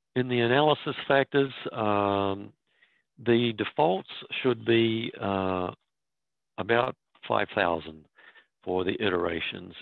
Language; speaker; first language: English; native; English